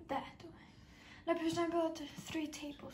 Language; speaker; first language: Russian; early bilingual, heritage; Russian